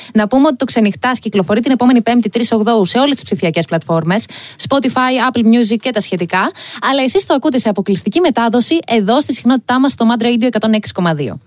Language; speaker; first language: Greek; native; Greek